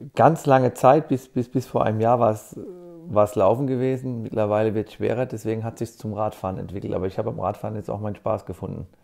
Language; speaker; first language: German; native; German